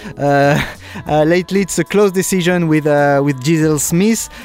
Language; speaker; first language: English; non-native, fluent; French